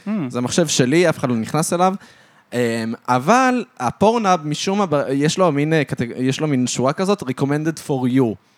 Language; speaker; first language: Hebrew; early bilingual, other home language; French